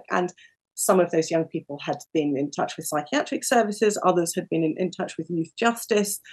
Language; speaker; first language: English; native; English